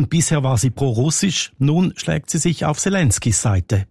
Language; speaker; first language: German; native; German